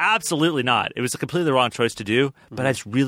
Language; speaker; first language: English; native; English